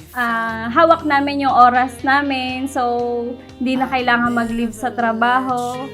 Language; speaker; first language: Filipino; native; Filipino